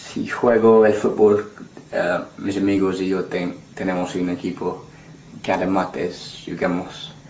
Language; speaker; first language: Spanish; non-native, learner; English